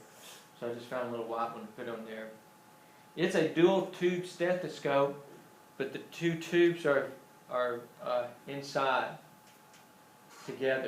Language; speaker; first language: English; native; English